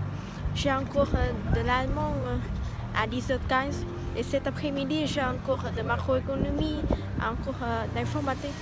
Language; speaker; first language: French; non-native, learner; Vietnamese